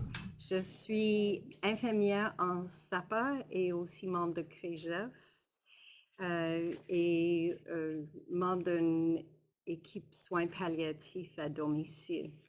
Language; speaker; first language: French; non-native, local second language; English